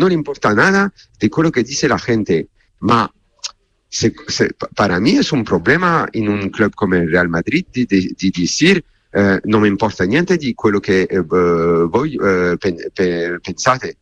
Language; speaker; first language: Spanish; non-native, learner; French